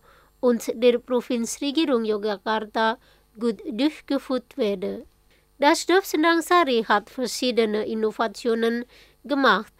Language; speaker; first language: German; non-native, fluent; Indonesian